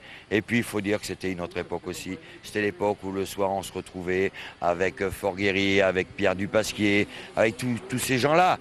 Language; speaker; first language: French; native; French